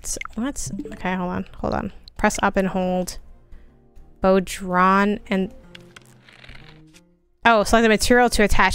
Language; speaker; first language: English; native; English